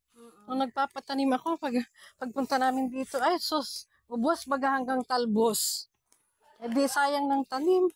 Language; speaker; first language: Filipino; native; Filipino